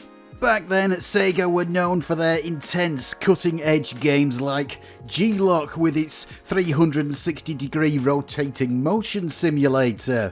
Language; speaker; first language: English; native; English